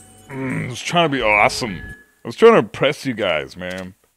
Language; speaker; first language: English; early bilingual, other home language; German